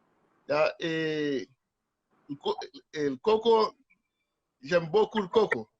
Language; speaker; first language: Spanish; non-native, learner; Haitian Creole